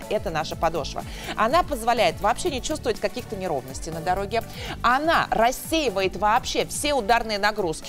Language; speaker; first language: Russian; native; Russian